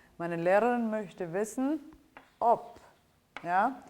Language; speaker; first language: German; non-native, fluent; English